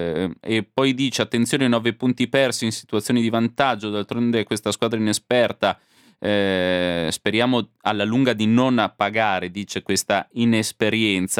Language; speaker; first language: Italian; native; Italian